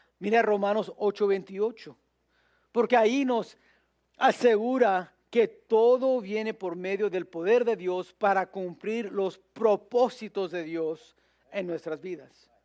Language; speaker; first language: Spanish; early bilingual, heritage; Spanish